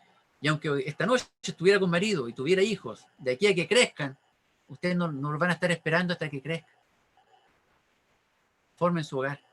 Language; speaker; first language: Spanish; native; Spanish